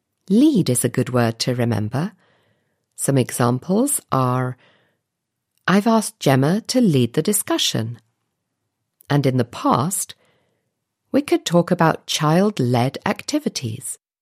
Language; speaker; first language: English; native; English